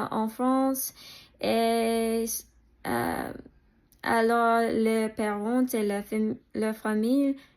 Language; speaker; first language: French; non-native, learner; English